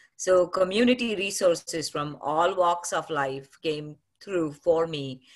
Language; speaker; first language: English; non-native, local second language; Marathi